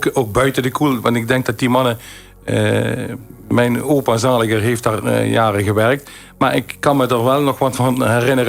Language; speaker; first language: Dutch; native; Dutch